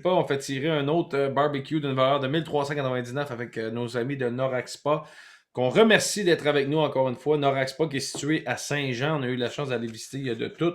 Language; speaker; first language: French; native; French